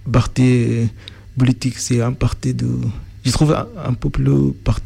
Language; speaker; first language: French; non-native, learner; Arabic